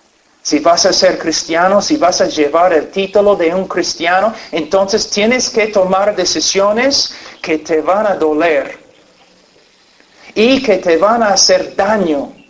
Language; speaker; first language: Spanish; non-native, fluent; English